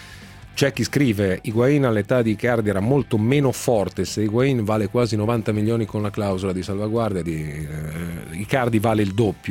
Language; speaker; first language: Italian; native; Italian